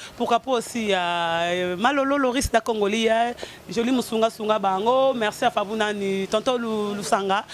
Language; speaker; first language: French; non-native, local second language; Lingala